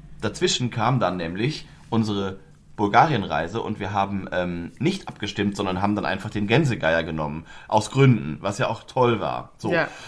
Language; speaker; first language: German; native; German